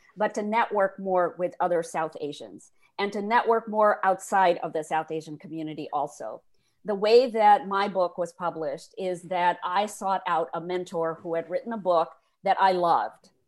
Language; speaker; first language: English; early bilingual, other home language; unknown